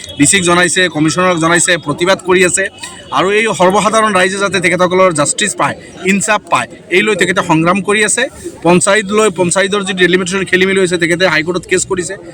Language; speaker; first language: Assamese; non-native, local second language; Bangla